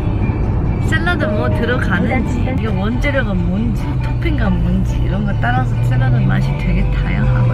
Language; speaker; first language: Korean; non-native, fluent; Chinese